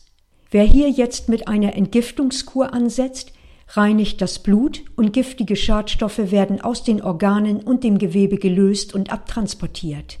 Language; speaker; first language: German; native; German